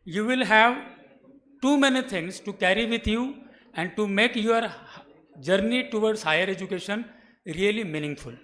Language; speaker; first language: English; non-native, local second language; Marathi